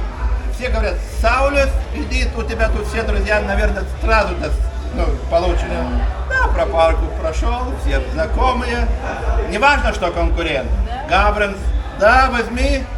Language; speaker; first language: Russian; non-native, local second language; Lithuanian